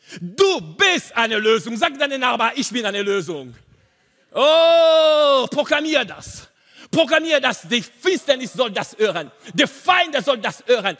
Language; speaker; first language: German; non-native, learner; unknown